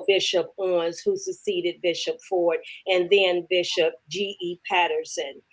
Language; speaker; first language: English; native; English